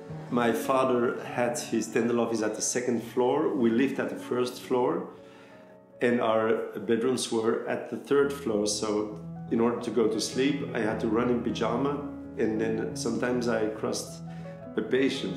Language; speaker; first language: English; non-native, fluent; Dutch